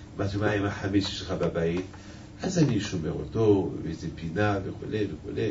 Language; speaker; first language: Hebrew; non-native, fluent; French